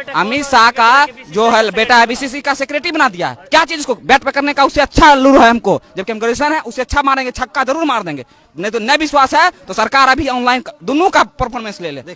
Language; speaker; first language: Hindi; native; Hindi